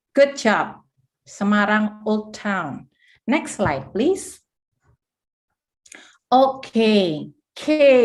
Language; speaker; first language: English; non-native, fluent; Indonesian